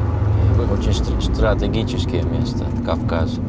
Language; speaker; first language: Russian; non-native, fluent; Dutch